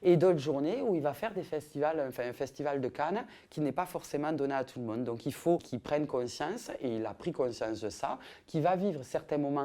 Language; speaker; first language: French; native; French